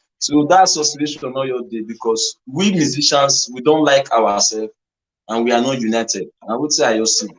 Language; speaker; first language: Nigerian Pidgin; non-native, local second language; Bini